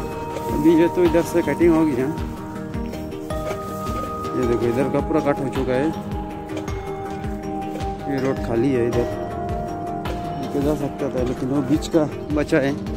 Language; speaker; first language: Hindi; non-native, local second language; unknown